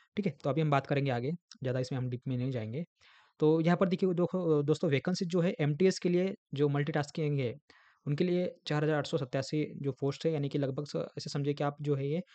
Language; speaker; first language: Hindi; non-native, local second language; Marathi